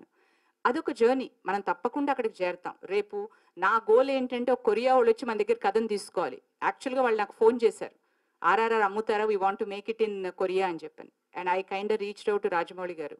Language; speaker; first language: Telugu; native; Telugu